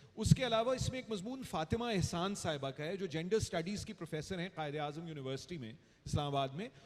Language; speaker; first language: Urdu; native; Urdu